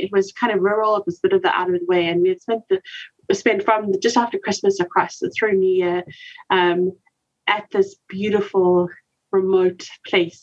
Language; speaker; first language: English; native; English